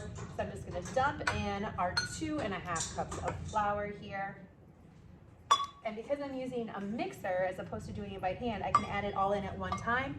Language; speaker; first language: English; native; English